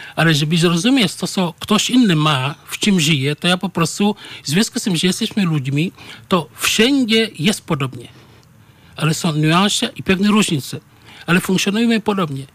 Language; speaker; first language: Polish; non-native, fluent; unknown